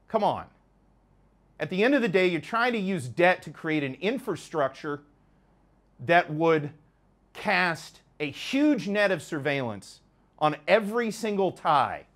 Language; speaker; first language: English; native; English